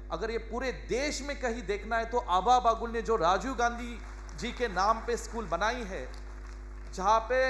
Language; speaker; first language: Hindi; non-native, local second language; Marathi